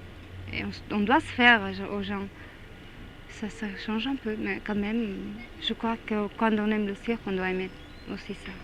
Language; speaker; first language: French; non-native, fluent; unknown